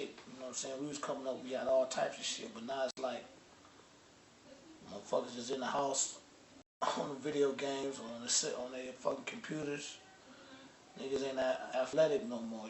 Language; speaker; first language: English; native; English